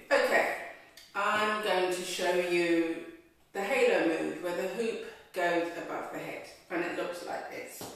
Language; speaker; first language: English; native; English